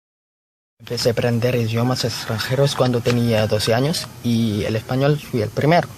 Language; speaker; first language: Spanish; non-native, learner; Filipino